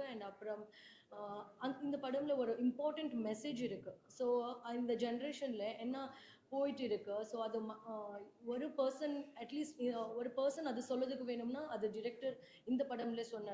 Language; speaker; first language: Tamil; non-native, learner; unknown